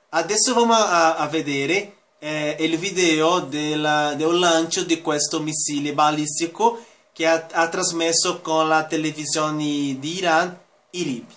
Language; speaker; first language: Italian; non-native, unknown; Spanish